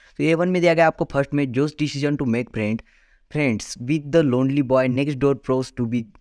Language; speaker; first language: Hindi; non-native, local second language; Marathi